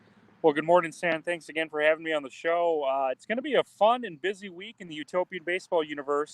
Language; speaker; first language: English; native; English